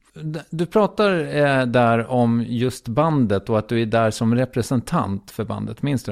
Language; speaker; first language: Swedish; native; Swedish